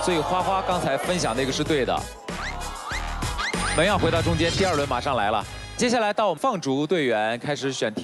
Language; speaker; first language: Chinese; native; Chinese